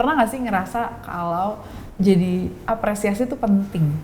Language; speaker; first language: Indonesian; native; Indonesian